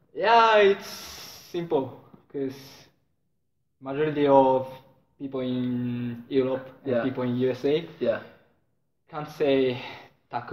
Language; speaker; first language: English; non-native, learner; Japanese